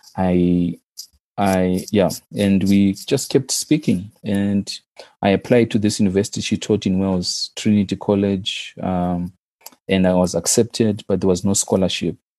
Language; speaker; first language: English; non-native, local second language; Shona